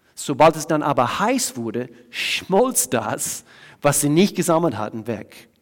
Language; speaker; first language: German; non-native, fluent; English